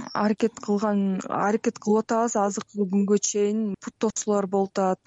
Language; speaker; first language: Kyrgyz; native; Kyrgyz